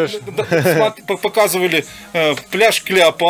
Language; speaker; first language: Russian; native; Russian